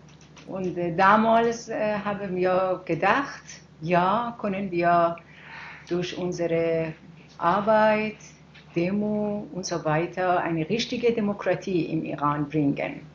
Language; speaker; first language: German; non-native, fluent; Persian